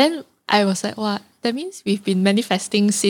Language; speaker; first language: English; non-native, local second language; Cantonese